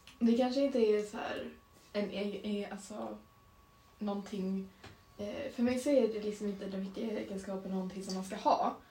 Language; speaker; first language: Swedish; native; Swedish